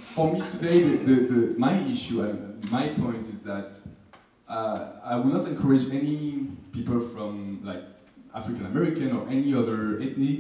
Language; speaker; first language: English; non-native, fluent; French